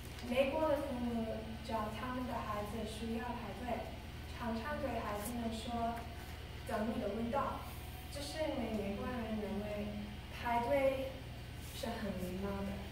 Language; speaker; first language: Chinese; non-native, learner; English